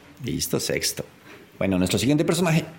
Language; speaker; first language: Spanish; native; Spanish